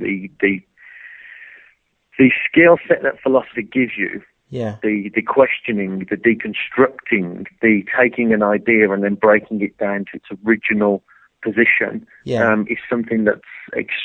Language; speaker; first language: English; native; English